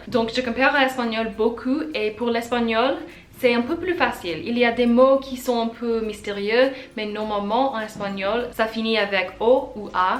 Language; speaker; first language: French; non-native, learner; English